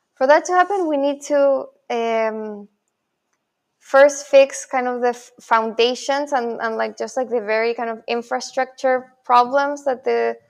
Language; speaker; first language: English; non-native, fluent; Spanish